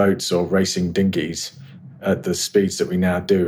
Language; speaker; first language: English; native; English